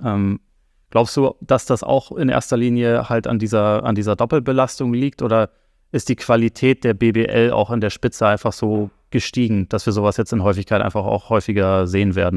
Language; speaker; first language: German; native; German